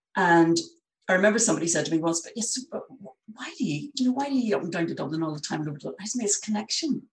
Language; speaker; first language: English; native; English